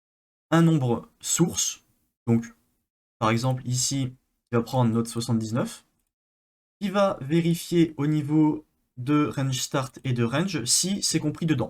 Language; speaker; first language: French; native; French